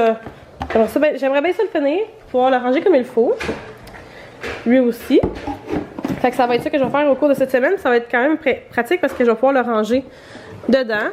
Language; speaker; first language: French; native; French